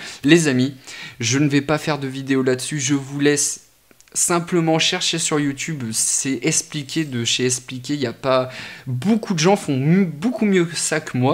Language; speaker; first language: French; native; French